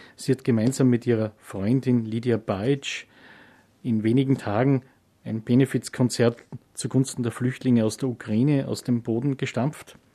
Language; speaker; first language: German; native; German